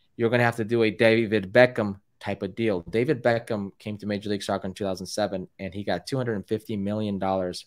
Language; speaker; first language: English; early bilingual, other home language; Spanish